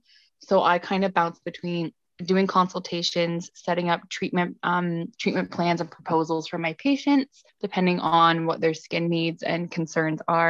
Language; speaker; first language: English; native; English